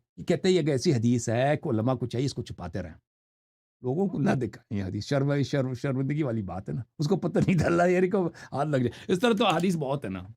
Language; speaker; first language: Urdu; non-native, fluent; Persian